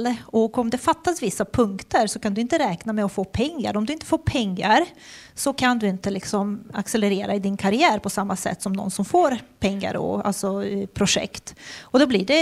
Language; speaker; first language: Swedish; non-native, fluent; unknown